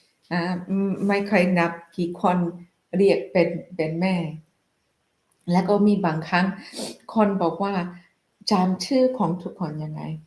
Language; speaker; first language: Thai; non-native, fluent; English